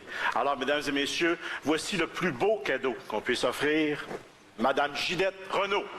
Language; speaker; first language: French; native; French